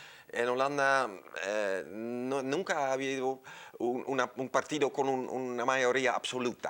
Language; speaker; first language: Spanish; non-native, fluent; Dutch